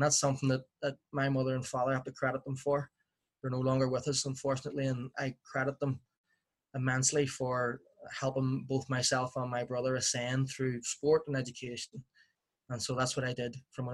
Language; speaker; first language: English; native; English